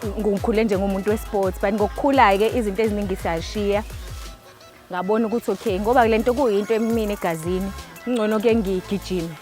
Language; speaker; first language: Zulu; native; Zulu